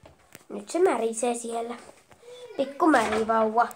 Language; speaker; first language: Finnish; native; Finnish